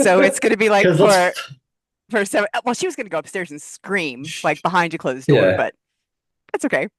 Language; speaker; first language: English; native; English